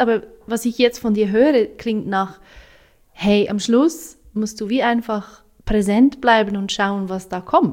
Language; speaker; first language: German; native; German